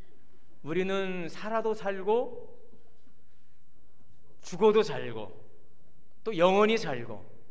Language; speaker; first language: Korean; native; Korean